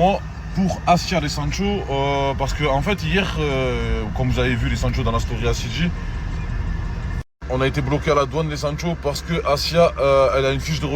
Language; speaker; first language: French; native; French